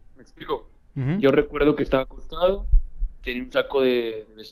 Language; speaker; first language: Spanish; native; Spanish